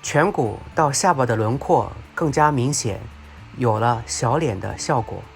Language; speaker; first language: Chinese; native; Chinese